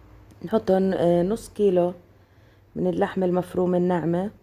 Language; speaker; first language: Arabic; native; Arabic